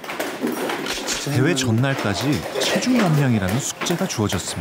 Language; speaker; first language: Korean; native; Korean